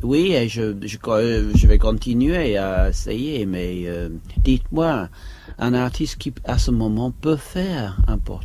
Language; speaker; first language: French; non-native, fluent; English